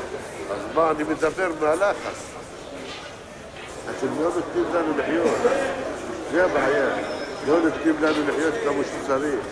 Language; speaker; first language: Hebrew; non-native, local second language; Arabic